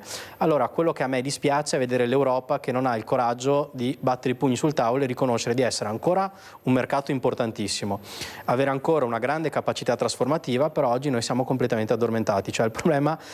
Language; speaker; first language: Italian; native; Italian